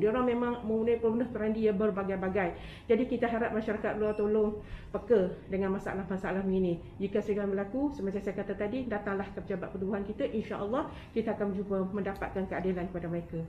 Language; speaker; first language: Malay; native; Malay